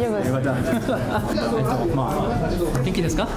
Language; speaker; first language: Japanese; non-native, learner; English